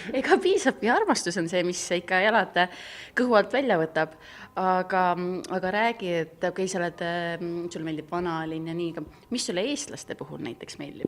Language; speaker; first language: Estonian; native; Estonian